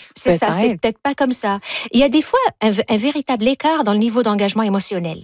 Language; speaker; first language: French; native; French